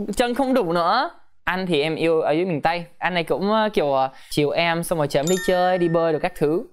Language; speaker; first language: Vietnamese; early bilingual, heritage; Vietnamese